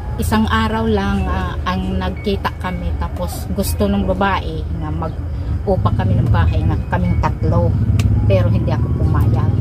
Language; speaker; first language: Filipino; non-native, local second language; Waray